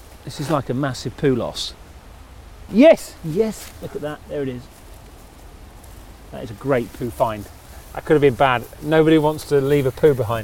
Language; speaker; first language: English; native; English